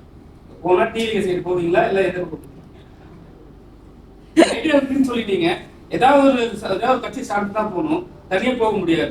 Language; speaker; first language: Tamil; native; Tamil